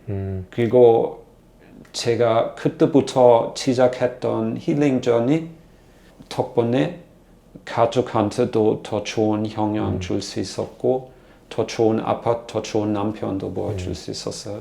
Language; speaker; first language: Korean; non-native, learner; German